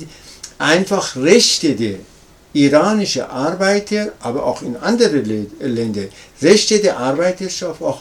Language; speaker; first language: German; non-native, learner; Persian